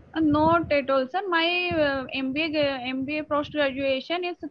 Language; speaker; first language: English; non-native, local second language; Odia